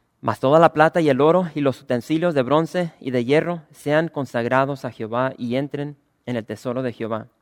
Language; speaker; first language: Spanish; early bilingual, other home language; English